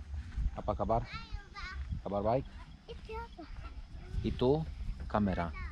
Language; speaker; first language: Indonesian; non-native, learner; Romanian